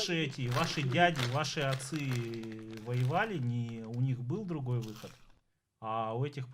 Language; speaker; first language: Russian; native; Russian